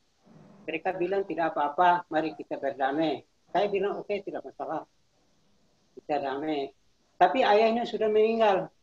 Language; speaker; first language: Indonesian; non-native, local second language; Tetum